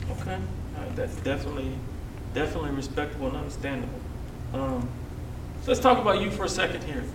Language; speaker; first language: English; native; English